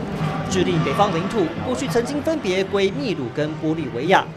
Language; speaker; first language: Chinese; native; Chinese